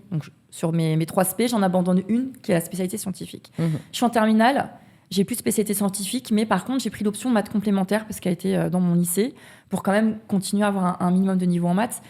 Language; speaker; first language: French; native; French